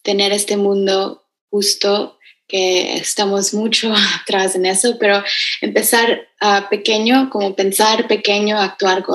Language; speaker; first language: Spanish; early bilingual, heritage; Spanish